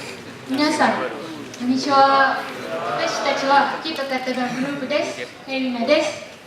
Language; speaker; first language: Japanese; non-native, learner; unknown